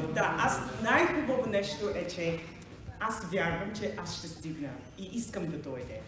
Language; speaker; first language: Bulgarian; non-native, learner; Macedonian